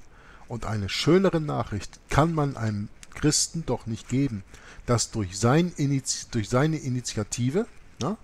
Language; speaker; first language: German; native; German